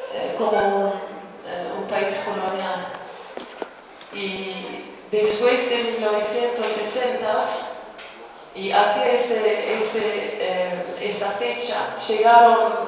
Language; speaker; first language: Spanish; non-native, fluent; Kurdish